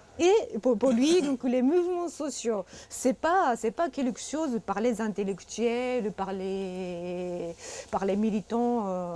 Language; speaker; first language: French; non-native, fluent; Japanese